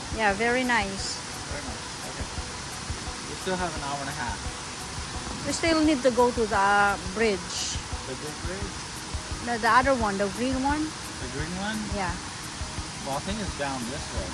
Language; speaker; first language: English; native; English